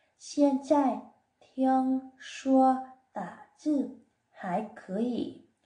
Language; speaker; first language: Chinese; non-native, fluent; Vietnamese